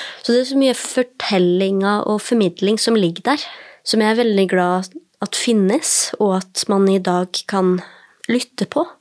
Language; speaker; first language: Norwegian; native; Norwegian